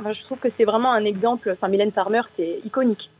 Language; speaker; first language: French; native; French